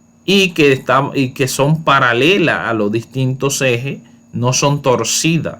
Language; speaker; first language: Spanish; native; Spanish